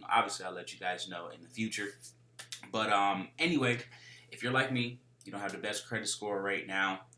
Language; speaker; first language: English; native; English